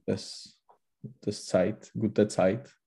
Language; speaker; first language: German; non-native, learner; Czech